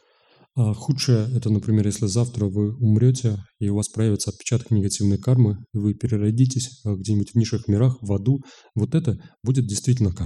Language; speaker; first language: Russian; native; Russian